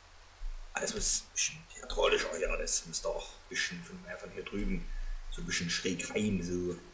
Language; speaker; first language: German; native; German